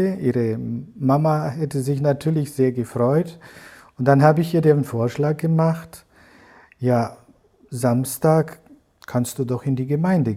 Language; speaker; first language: German; non-native, fluent; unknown